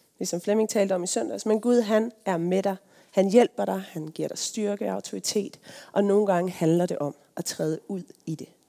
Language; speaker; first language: Danish; native; Danish